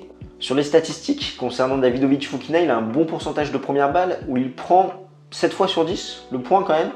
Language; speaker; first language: French; native; French